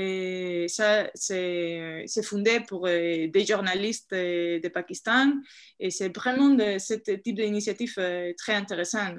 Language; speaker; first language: French; non-native, fluent; Spanish